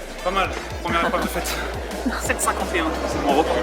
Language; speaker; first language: French; native; French